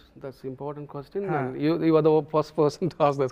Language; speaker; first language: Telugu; non-native, learner; Tamil